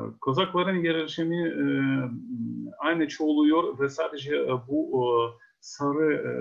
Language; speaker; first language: Turkish; non-native, fluent; Ukrainian